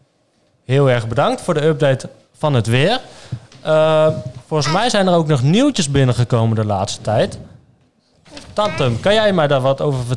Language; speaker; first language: Dutch; native; Dutch